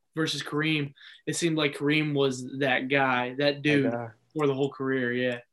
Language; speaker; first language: English; native; English